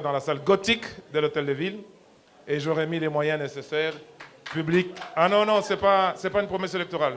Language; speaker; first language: French; non-native, local second language; Lingala